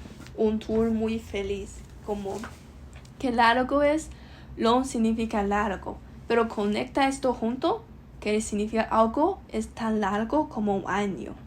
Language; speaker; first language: Spanish; non-native, learner; Chinese